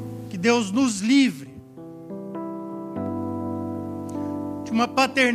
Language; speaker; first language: Portuguese; native; Portuguese